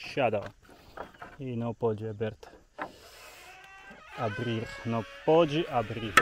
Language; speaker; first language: Portuguese; non-native, learner; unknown